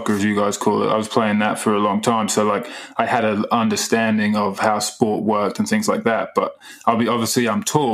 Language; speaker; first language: English; native; English